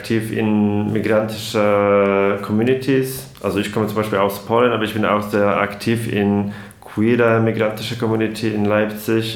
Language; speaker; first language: German; non-native, fluent; Polish